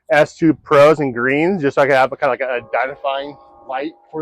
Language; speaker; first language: English; native; English